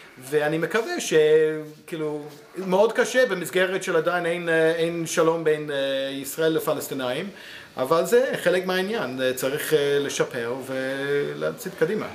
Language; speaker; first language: Hebrew; non-native, fluent; English